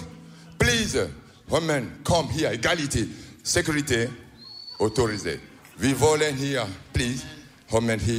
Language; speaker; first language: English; non-native, learner; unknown